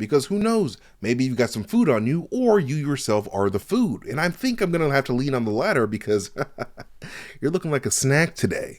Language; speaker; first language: English; native; English